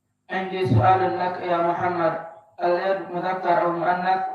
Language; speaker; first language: Arabic; non-native, learner; Indonesian